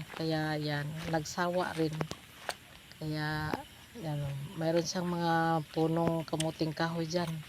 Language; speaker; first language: Filipino; non-native, local second language; Cebuano